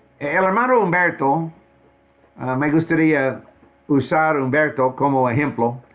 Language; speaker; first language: Spanish; non-native, fluent; English